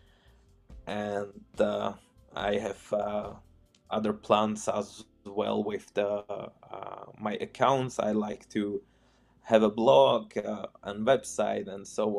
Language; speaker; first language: English; non-native, fluent; Czech